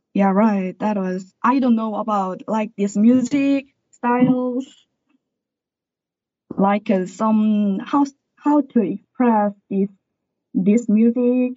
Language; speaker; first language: English; non-native, learner; Korean